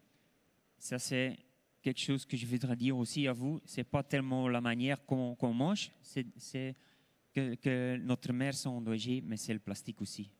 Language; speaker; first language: French; non-native, local second language; Dutch